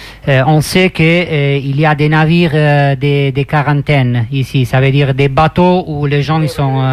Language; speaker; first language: French; non-native, fluent; Italian